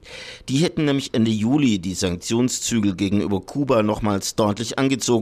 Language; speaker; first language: German; native; German